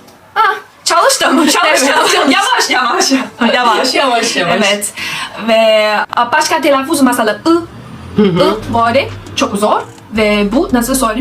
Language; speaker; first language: Turkish; non-native, learner; Chinese